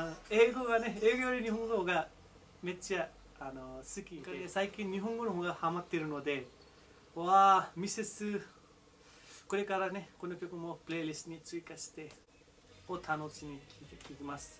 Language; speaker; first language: Japanese; non-native, fluent; Nepali